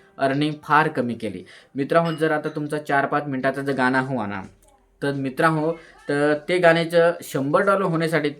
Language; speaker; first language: Marathi; native; Marathi